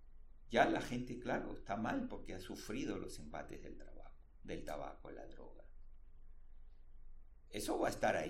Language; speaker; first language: Spanish; native; Spanish